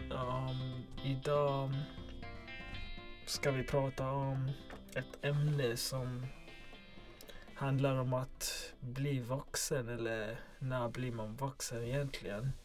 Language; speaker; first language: Swedish; non-native, local second language; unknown